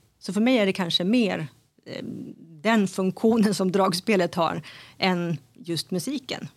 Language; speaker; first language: Swedish; native; Swedish